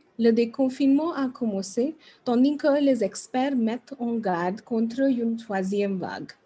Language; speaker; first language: French; non-native, learner; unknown